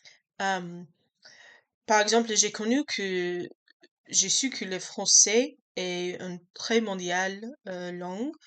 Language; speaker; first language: French; non-native, learner; English